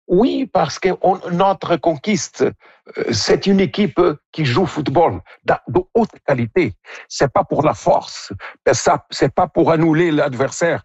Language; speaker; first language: French; non-native, fluent; Portuguese